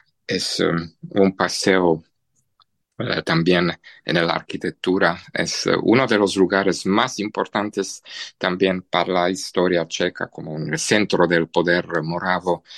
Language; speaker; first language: Spanish; non-native, fluent; Czech